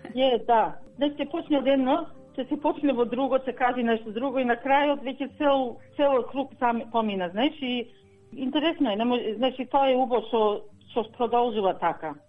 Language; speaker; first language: Macedonian; early bilingual, heritage; Macedonian